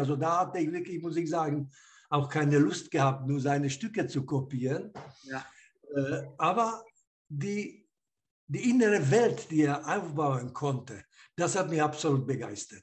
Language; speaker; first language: German; non-native, fluent; Slovak